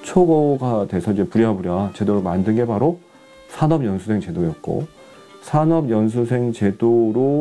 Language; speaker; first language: Korean; native; Korean